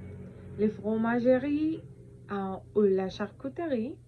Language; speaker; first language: French; non-native, learner; Spanish